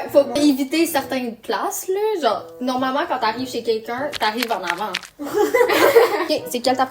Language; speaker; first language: French; native; French